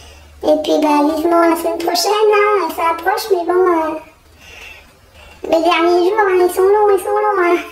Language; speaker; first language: French; native; French